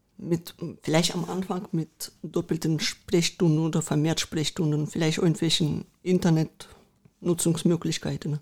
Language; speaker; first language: German; early bilingual, other home language; Russian